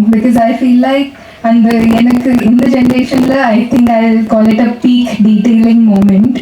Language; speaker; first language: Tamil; non-native, learner; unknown